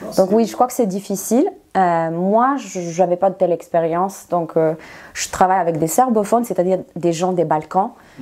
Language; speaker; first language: French; non-native, fluent; Serbian